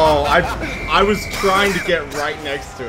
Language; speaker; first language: English; native; English